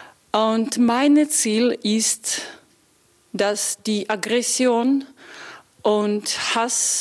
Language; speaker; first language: German; non-native, fluent; Russian